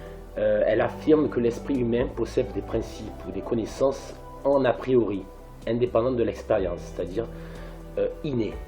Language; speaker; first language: French; native; French